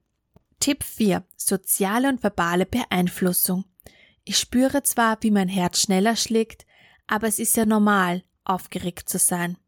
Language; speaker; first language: German; native; German